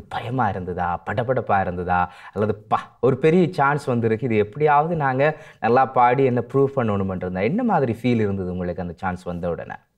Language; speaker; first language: Tamil; native; Tamil